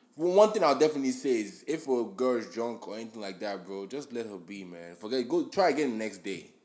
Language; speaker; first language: English; non-native, local second language; Yoruba